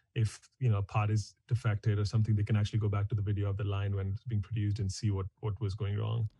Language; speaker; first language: English; non-native, local second language; Hindi